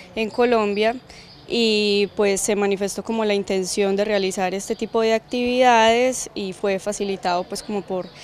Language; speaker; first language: Spanish; native; Spanish